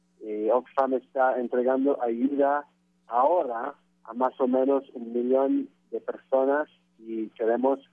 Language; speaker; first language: Spanish; non-native, fluent; French